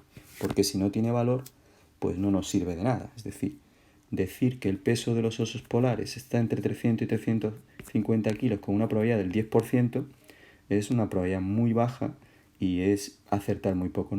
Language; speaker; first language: Spanish; native; Spanish